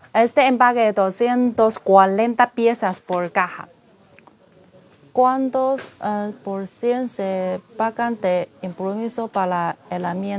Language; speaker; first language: Spanish; non-native, learner; Chinese